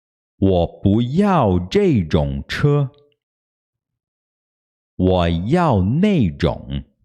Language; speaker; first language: Chinese; non-native, fluent; Portuguese